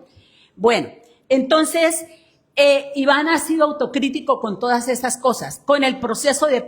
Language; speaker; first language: Spanish; native; Spanish